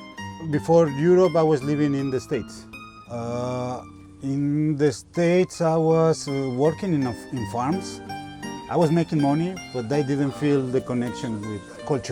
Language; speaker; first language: English; non-native, learner; Spanish